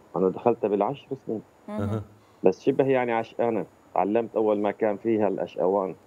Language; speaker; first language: Arabic; native; Arabic